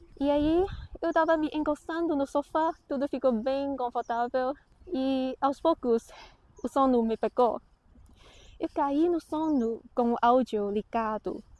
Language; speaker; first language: Portuguese; non-native, fluent; Chinese